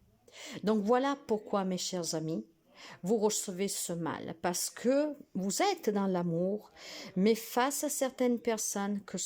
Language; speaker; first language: French; non-native, fluent; Italian